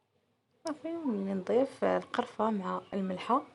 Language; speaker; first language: Arabic; native; Arabic